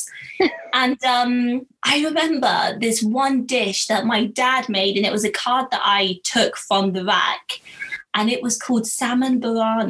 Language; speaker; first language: English; native; English